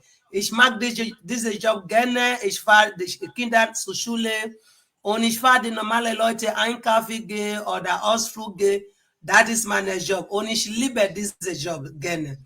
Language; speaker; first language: German; non-native, fluent; Igbo